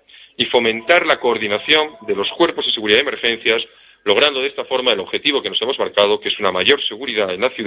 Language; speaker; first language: Spanish; native; Spanish